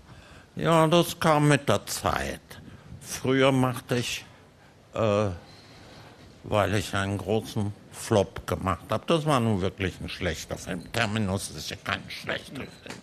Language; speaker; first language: German; early bilingual, heritage; German